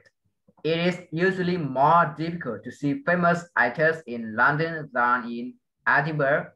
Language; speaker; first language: English; non-native, fluent; Vietnamese